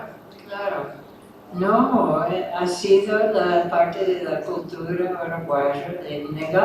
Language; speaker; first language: Spanish; non-native, fluent; English